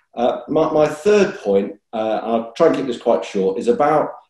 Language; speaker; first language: English; native; English